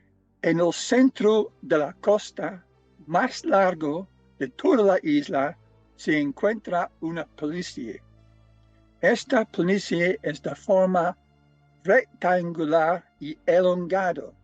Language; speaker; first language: Spanish; non-native, fluent; English